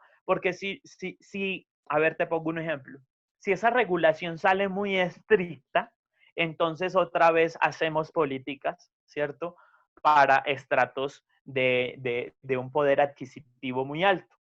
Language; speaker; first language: Spanish; native; Spanish